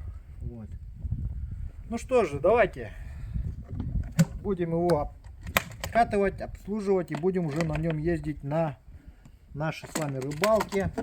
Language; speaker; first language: Russian; native; Russian